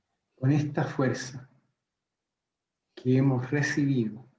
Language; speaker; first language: Spanish; native; Spanish